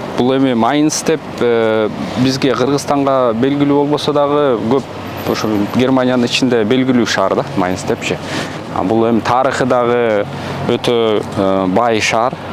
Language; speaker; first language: Kyrgyz; native; Kyrgyz